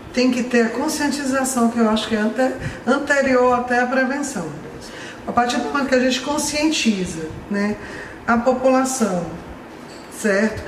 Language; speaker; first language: Portuguese; native; Portuguese